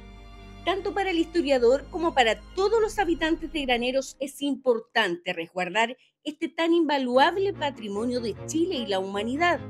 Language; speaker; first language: Spanish; native; Spanish